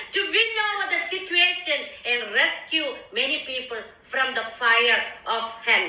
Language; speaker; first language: English; non-native, local second language; Malayalam